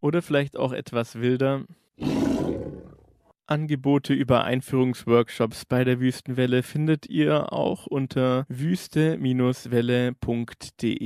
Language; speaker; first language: German; native; German